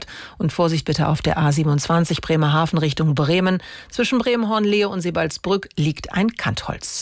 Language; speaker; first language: German; native; German